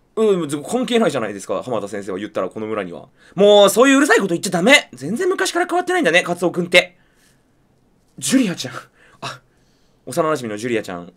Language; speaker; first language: Japanese; native; Japanese